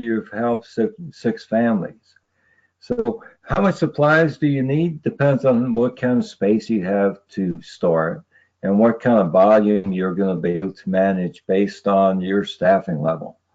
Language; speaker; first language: English; native; English